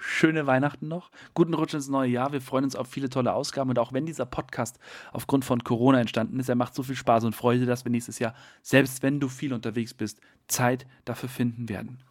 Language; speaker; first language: German; native; German